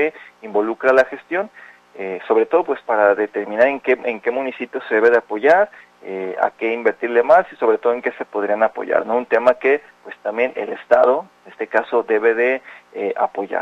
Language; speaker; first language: Spanish; native; Spanish